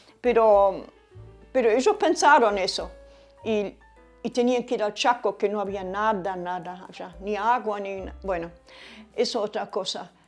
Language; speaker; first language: Spanish; early bilingual, other home language; German